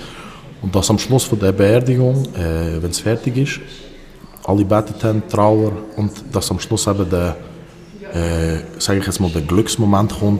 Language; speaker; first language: German; early bilingual, other home language; Albanian